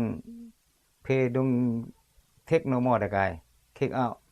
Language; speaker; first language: English; non-native, learner; Lao